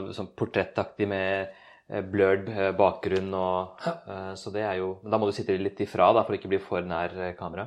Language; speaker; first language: Norwegian; early bilingual, other home language; Urdu